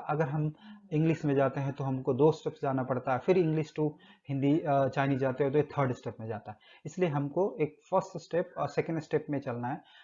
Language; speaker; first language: Hindi; native; Hindi